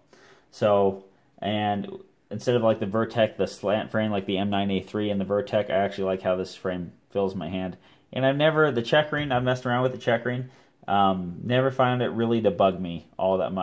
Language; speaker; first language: English; native; English